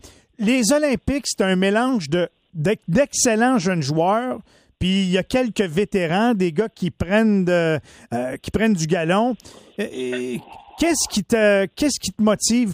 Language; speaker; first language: French; native; French